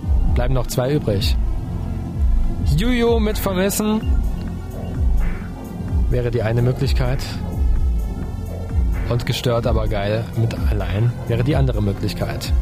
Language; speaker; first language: German; native; German